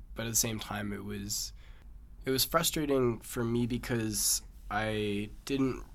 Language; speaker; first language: English; native; English